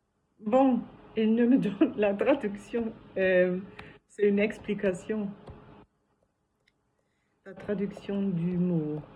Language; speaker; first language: French; non-native, fluent; German